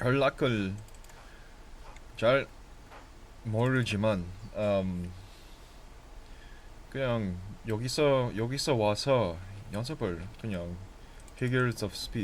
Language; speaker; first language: Korean; non-native, learner; English